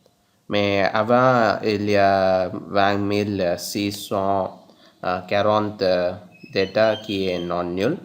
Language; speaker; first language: French; non-native, learner; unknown